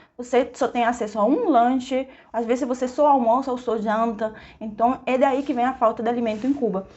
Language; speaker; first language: Portuguese; non-native, fluent; Spanish